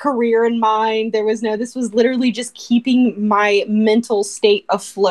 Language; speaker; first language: English; native; English